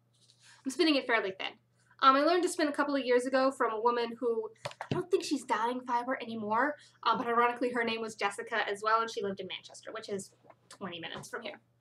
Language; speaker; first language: English; native; English